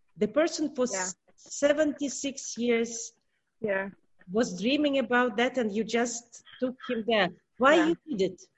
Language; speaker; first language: English; non-native, learner; Russian